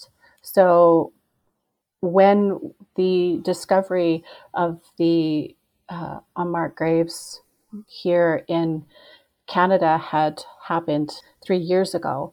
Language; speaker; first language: English; native; English